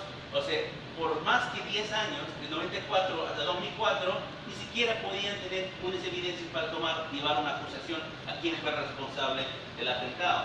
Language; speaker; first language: Spanish; early bilingual, heritage; Spanish